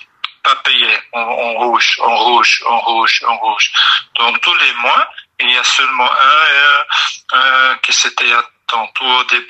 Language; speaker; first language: French; non-native, learner; Dutch